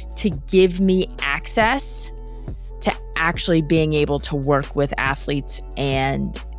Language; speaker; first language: English; native; English